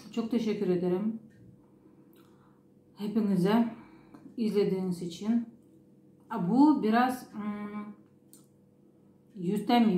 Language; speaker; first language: Turkish; non-native, fluent; Russian